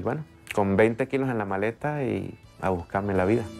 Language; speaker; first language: Spanish; native; Spanish